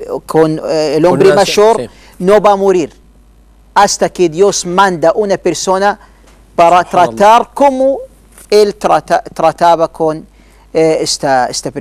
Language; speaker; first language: Spanish; non-native, learner; Arabic